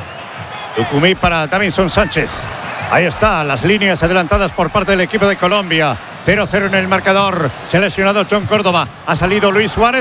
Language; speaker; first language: Spanish; native; Spanish